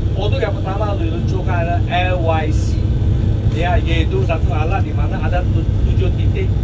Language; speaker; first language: Malay; non-native, local second language; Chinese